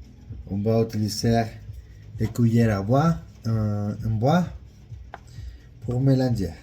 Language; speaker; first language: French; non-native, learner; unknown